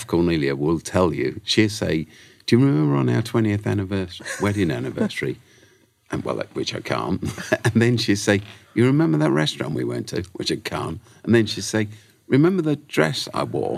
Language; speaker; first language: English; native; English